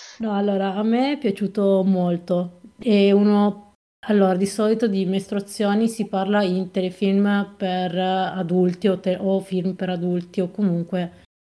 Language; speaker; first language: Italian; native; Italian